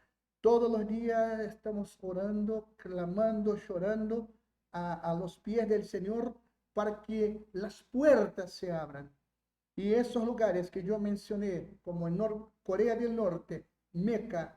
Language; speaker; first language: Spanish; non-native, fluent; Portuguese